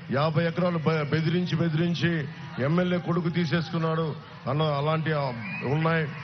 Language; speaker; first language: Telugu; native; Telugu